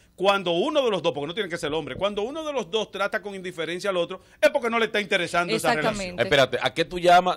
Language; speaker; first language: Spanish; native; Spanish